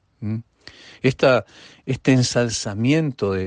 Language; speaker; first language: Spanish; native; Spanish